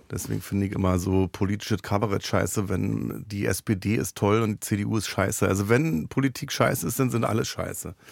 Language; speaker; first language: German; native; German